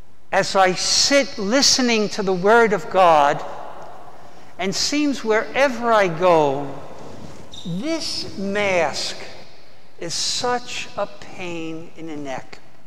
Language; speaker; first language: English; native; English